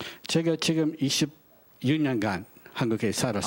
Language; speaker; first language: Korean; non-native, fluent; English